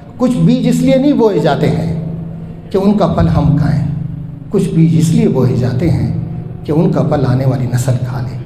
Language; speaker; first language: Urdu; non-native, local second language; Baluchi